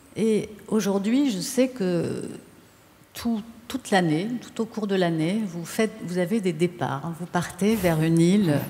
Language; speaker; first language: French; native; French